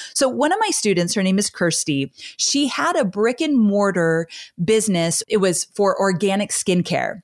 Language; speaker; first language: English; native; English